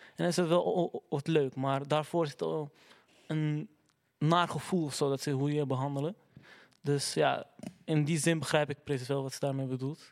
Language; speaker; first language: Dutch; early bilingual, other home language; Arabic